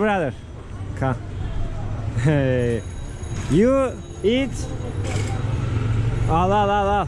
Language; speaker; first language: English; non-native, learner; Turkish